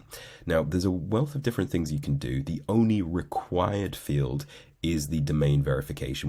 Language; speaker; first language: English; native; English